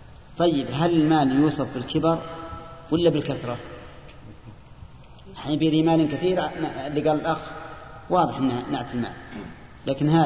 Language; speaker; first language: Arabic; native; Arabic